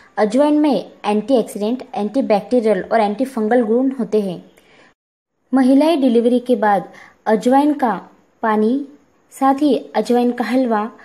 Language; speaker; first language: Hindi; non-native, local second language; Marathi